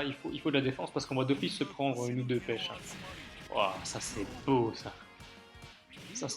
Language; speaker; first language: French; native; French